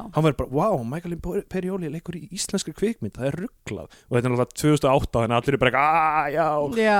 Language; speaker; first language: Icelandic; non-native, fluent; English